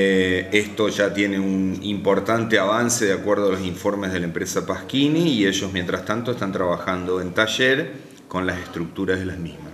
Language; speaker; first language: Spanish; native; Spanish